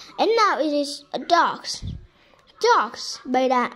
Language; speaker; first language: English; non-native, learner; Vietnamese